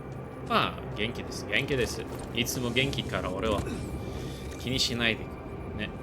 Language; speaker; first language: Japanese; non-native, learner; English